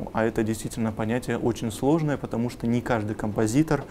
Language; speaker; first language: Russian; native; Russian